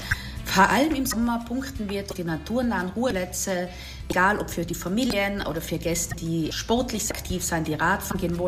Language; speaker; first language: German; native; German